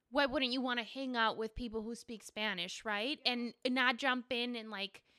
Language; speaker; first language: English; early bilingual, other home language; Spanish